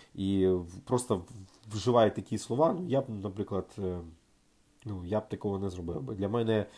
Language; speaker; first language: Ukrainian; native; Ukrainian